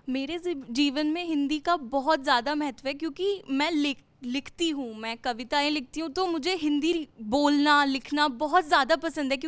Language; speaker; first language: Hindi; native; Hindi